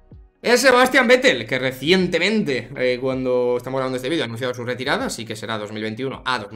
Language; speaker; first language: Spanish; native; Spanish